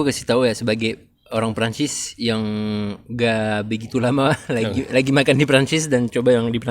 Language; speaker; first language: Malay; non-native, fluent; French